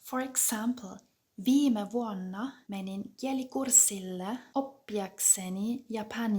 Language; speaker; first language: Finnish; non-native, fluent; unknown